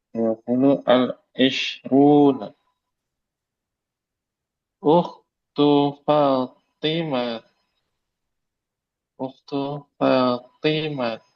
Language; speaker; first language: Arabic; non-native, learner; Indonesian